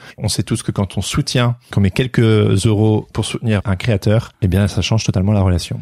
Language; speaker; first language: French; native; French